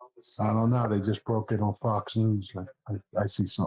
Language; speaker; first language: English; native; English